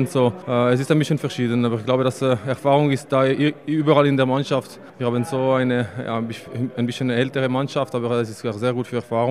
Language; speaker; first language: German; non-native, local second language; French